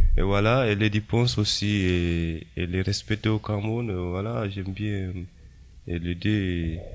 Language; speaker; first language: French; non-native, local second language; Fula